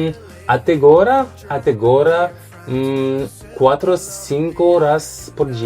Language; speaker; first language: Portuguese; non-native, learner; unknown